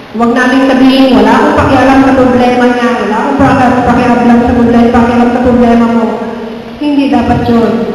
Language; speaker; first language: Filipino; non-native, local second language; Cebuano